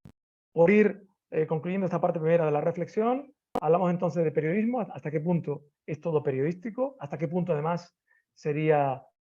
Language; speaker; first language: Spanish; native; Spanish